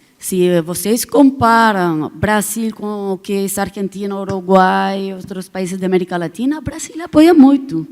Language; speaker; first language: Portuguese; non-native, fluent; Spanish